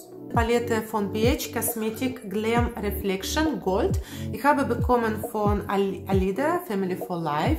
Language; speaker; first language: German; non-native, fluent; Russian